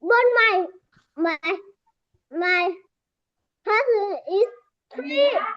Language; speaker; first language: English; non-native, learner; Vietnamese